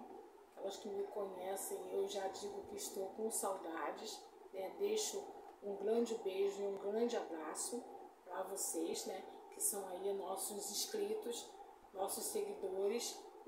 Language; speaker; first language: Portuguese; native; Portuguese